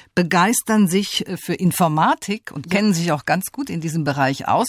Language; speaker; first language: German; native; German